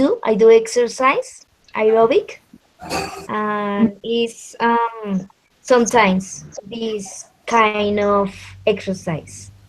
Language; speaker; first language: English; non-native, learner; Spanish